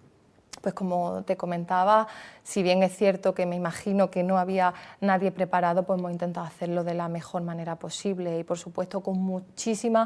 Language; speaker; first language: Spanish; native; Spanish